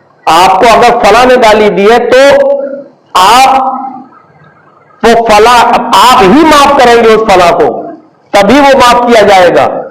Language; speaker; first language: Urdu; native; Urdu